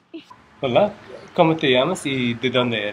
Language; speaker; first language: Spanish; non-native, learner; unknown